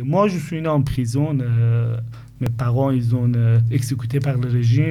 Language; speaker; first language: French; non-native, fluent; Persian